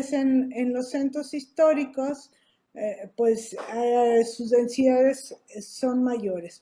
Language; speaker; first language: Spanish; native; Spanish